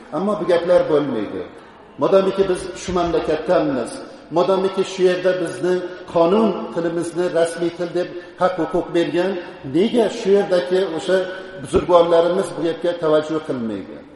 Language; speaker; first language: Uzbek; native; Uzbek